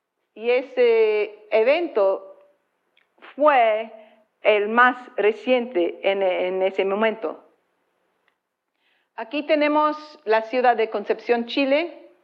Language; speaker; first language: Spanish; non-native, fluent; English